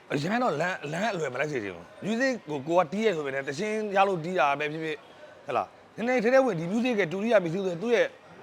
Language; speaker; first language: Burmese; native; Burmese